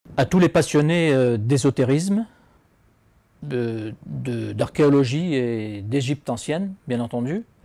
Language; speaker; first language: French; native; French